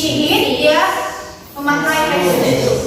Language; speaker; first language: English; non-native, fluent; Indonesian